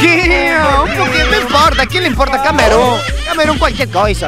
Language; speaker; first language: Portuguese; non-native, learner; Spanish